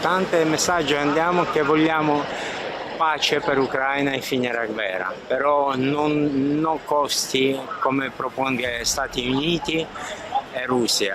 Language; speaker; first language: Italian; non-native, learner; Ukrainian